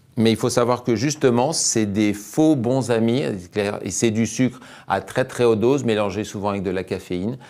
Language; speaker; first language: French; native; French